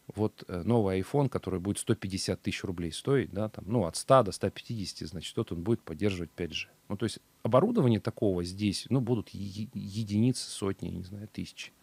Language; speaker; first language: Russian; native; Russian